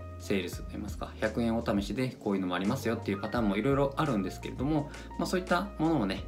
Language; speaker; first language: Japanese; native; Japanese